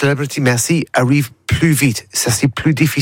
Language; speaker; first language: French; non-native, learner; English